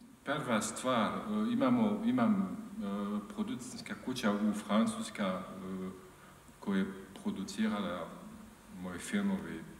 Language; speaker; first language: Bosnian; non-native, learner; French